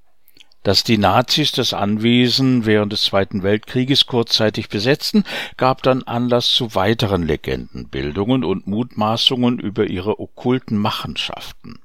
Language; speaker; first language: German; native; German